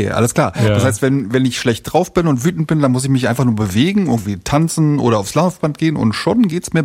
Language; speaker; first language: German; native; German